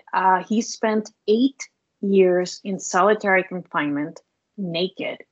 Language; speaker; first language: English; non-native, fluent; Spanish